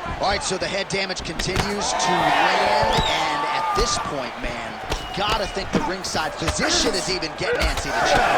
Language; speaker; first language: English; native; English